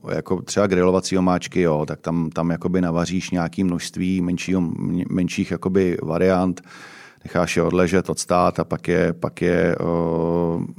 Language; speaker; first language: Czech; native; Czech